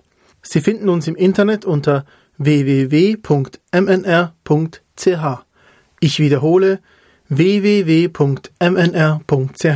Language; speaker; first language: German; native; German